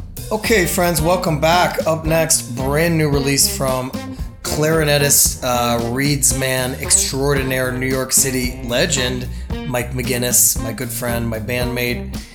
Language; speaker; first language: English; native; English